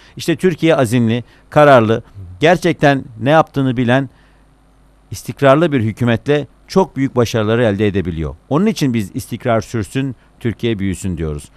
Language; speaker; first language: Turkish; native; Turkish